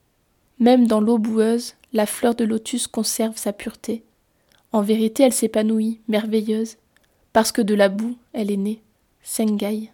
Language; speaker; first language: French; native; French